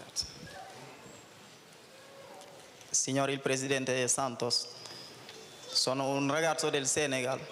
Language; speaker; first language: Italian; non-native, learner; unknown